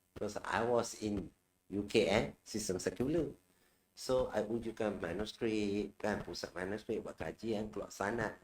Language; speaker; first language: Malay; non-native, local second language; Chinese